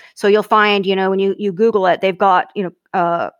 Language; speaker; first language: English; native; English